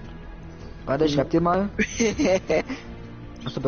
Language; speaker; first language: German; native; German